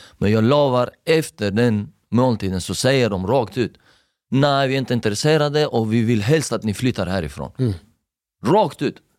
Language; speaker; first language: Swedish; early bilingual, other home language; Persian